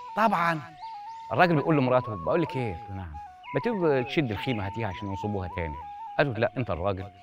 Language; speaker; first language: Egyptian Arabic; non-native, local second language; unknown